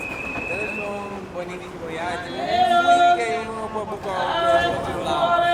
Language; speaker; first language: Spanish; non-native, learner; English